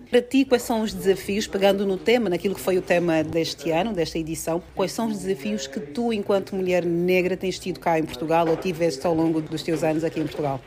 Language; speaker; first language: Portuguese; native; Portuguese